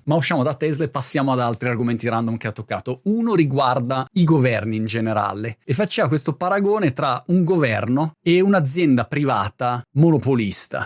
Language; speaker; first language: Italian; native; Italian